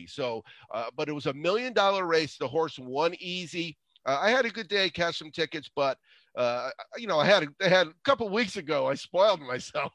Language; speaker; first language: English; native; English